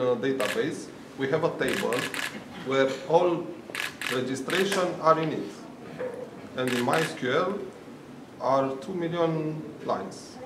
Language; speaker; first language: English; non-native, learner; Romanian